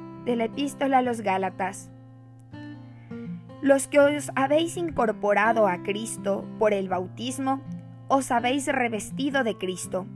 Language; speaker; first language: Spanish; native; Spanish